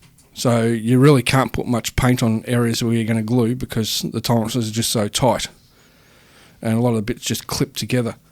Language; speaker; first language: English; native; English